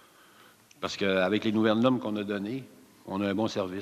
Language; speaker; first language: French; native; French